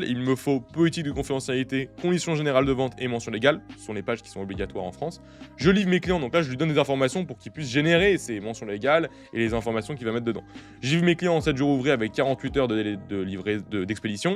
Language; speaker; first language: French; native; French